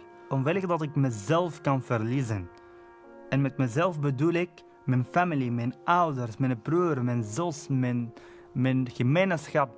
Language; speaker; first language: Dutch; non-native, fluent; Arabic